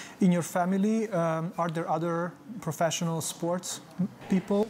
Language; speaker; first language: English; non-native, fluent; Hungarian